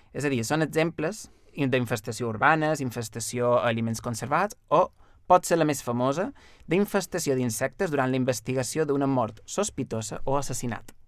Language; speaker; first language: Catalan; native; Catalan